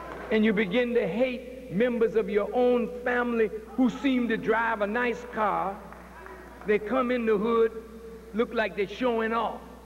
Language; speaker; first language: English; native; English